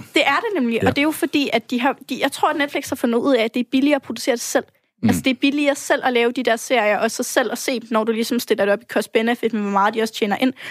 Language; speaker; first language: Danish; native; Danish